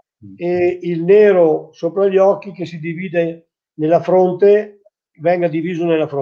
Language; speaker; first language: Italian; native; Italian